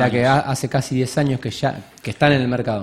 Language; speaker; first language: Spanish; native; Spanish